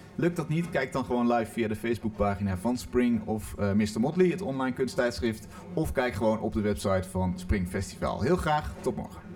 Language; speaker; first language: Dutch; native; Dutch